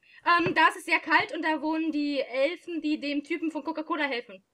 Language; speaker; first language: German; native; German